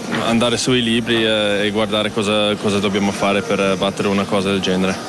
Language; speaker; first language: Italian; non-native, fluent; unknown